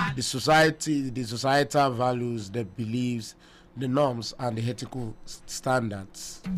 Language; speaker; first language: English; non-native, local second language; Yoruba